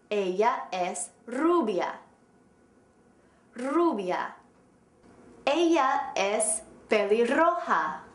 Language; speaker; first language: Spanish; non-native, fluent; English